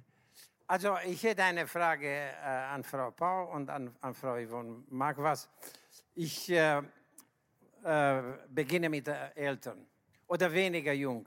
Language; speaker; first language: German; non-native, fluent; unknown